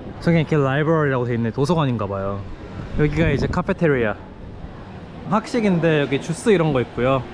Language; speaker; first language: Korean; native; Korean